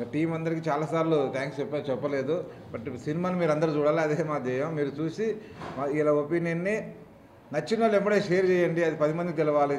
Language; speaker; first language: Telugu; native; Telugu